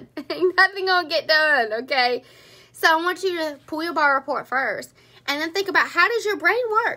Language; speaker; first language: English; native; English